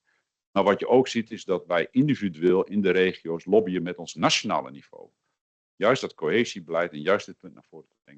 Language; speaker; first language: Dutch; native; Dutch